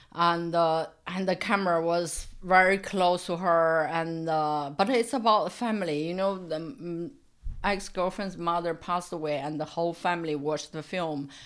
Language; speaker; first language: English; non-native, fluent; Chinese